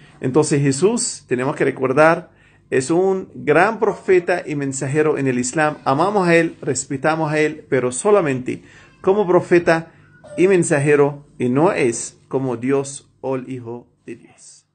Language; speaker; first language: Spanish; non-native, fluent; Arabic